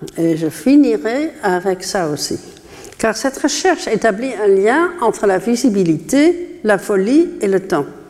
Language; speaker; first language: French; non-native, fluent; Dutch